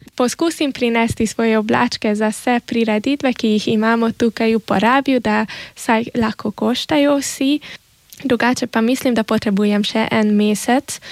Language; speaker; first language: Slovenian; early bilingual, heritage; Slovenian